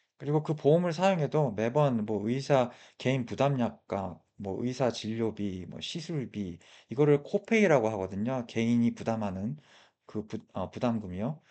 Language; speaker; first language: Korean; early bilingual, heritage; Korean